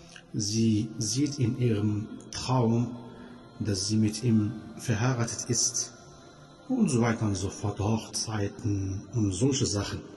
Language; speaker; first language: German; non-native, fluent; Arabic